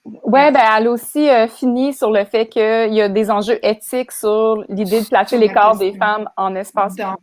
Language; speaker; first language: French; native; French